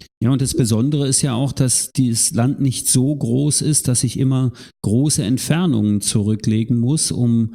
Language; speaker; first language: German; native; German